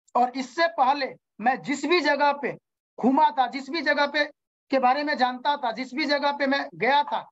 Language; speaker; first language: Hindi; native; Hindi